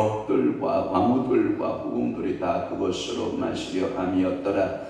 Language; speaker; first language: Korean; native; Korean